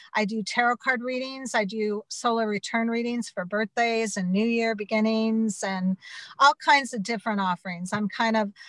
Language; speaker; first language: English; native; English